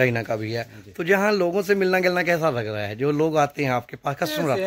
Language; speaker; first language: Hindi; non-native, local second language; Punjabi